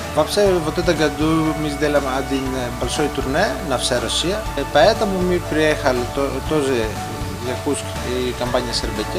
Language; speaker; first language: Russian; non-native, learner; Greek